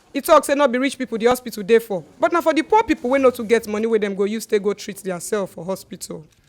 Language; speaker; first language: Nigerian Pidgin; native; Nigerian Pidgin